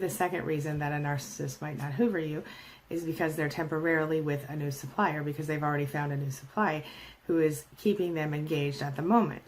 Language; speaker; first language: English; native; English